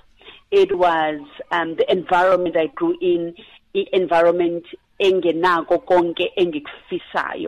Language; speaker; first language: English; non-native, local second language; Zulu